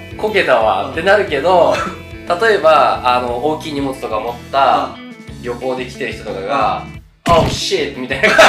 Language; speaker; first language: Japanese; native; Japanese